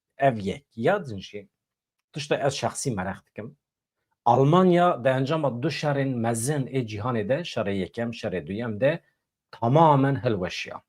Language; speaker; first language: Kurdish; native; Kurdish